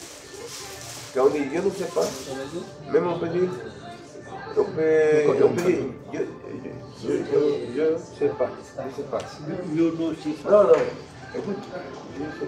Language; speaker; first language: French; non-native, learner; Spanish